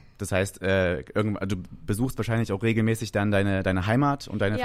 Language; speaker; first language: German; native; German